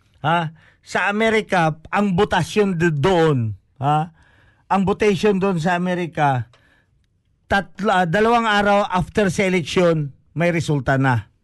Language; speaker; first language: Filipino; non-native, local second language; Hiligaynon